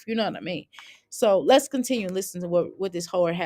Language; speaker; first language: English; native; English